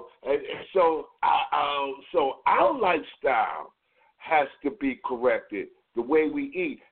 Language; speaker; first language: English; native; English